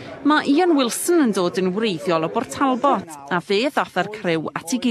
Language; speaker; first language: Welsh; native; Welsh